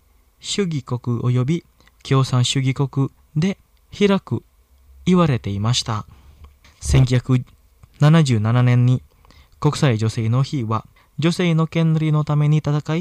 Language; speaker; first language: Japanese; non-native, fluent; Indonesian